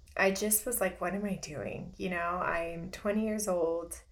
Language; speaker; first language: English; native; English